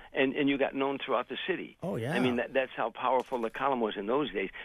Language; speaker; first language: English; native; English